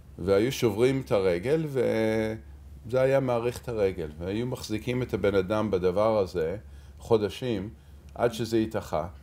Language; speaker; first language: Hebrew; early bilingual, heritage; Hebrew